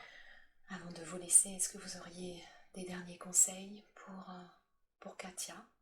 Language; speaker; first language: French; native; French